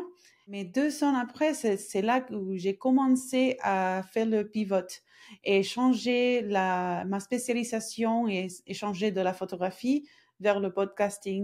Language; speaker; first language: French; non-native, fluent; Spanish